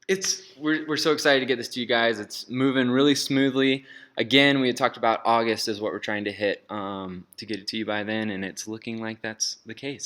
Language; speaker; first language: English; native; English